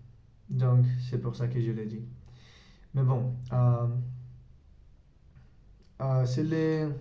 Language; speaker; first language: French; non-native, learner; Spanish